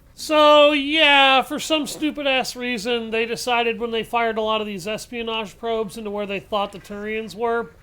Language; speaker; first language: English; native; English